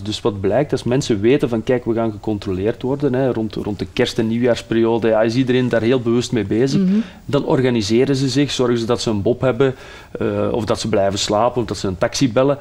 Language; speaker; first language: Dutch; native; Dutch